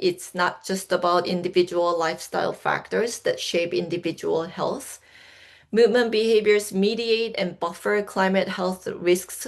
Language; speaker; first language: English; non-native, fluent; Korean